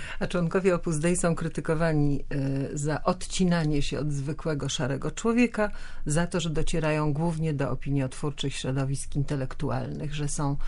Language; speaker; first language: Polish; native; Polish